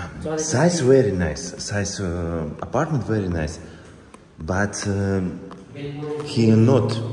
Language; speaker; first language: English; non-native, learner; Russian